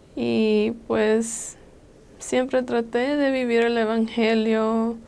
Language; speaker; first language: Spanish; early bilingual, other home language; English